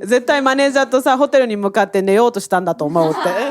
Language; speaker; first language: Japanese; native; Japanese